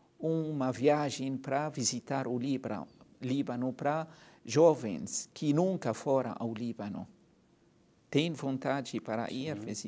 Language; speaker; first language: Portuguese; non-native, fluent; Arabic